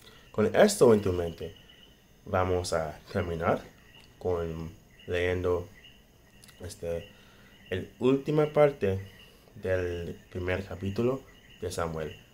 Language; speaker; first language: Spanish; non-native, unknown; English